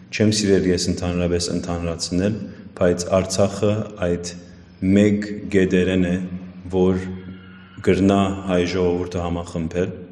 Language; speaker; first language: Armenian; early bilingual, heritage; Armenian